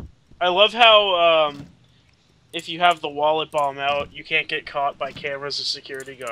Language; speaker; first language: English; native; English